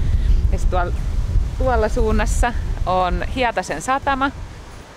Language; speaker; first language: Finnish; native; Finnish